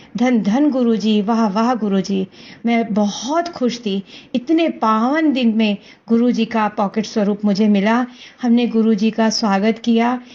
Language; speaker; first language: Hindi; native; Hindi